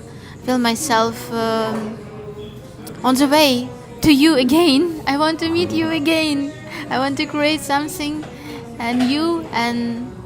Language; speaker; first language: English; non-native, learner; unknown